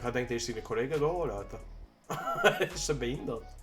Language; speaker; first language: German; native; German